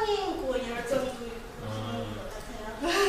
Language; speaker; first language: Korean; non-native, learner; Chinese